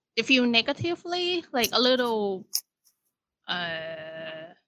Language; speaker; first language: English; non-native, fluent; Thai